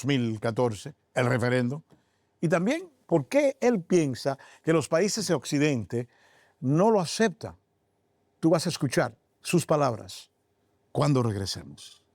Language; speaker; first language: Spanish; native; Spanish